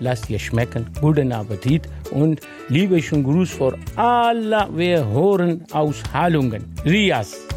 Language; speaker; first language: German; non-native, learner; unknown